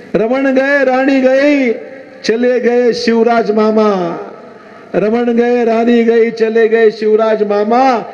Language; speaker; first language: Hindi; non-native, local second language; Marathi